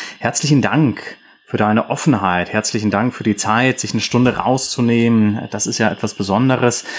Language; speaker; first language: German; native; German